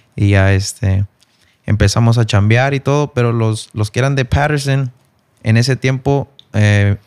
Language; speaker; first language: Spanish; early bilingual, heritage; Spanish